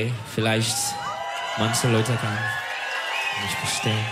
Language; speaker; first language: German; non-native, learner; Turkish